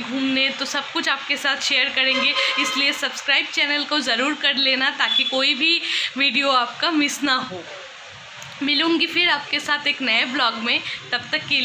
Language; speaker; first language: Hindi; non-native, local second language; Bangla